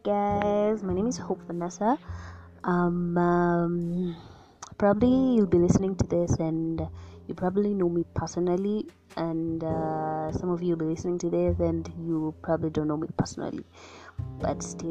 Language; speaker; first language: English; non-native, local second language; Swahili